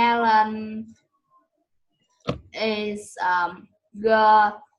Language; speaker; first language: English; non-native, learner; Vietnamese